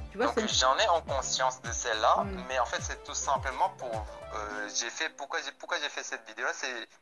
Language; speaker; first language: French; non-native, fluent; Korean